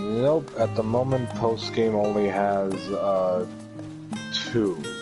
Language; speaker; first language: English; native; English